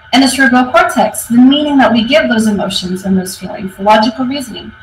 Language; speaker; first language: English; native; English